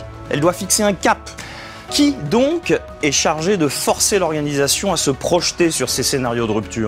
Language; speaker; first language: French; native; French